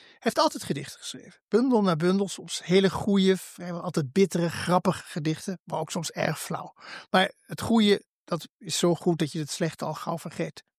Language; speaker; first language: Dutch; native; Dutch